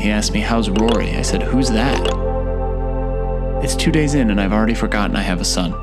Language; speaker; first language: English; native; English